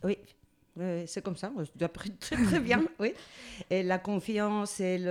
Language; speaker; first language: French; non-native, fluent; Spanish